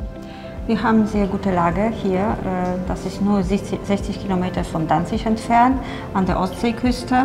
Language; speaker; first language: German; non-native, fluent; Polish